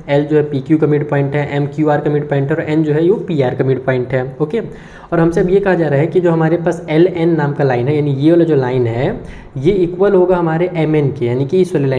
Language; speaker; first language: Hindi; native; Hindi